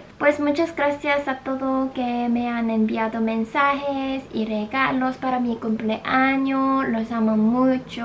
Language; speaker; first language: Spanish; non-native, learner; Korean